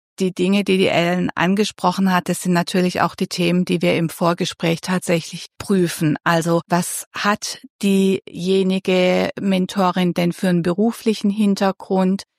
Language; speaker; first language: German; native; German